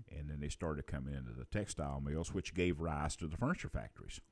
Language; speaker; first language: English; native; English